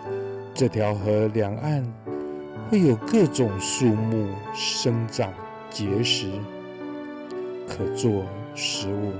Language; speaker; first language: Chinese; native; Chinese